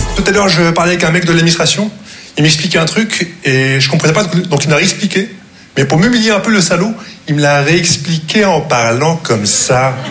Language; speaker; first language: French; non-native, local second language; Arabic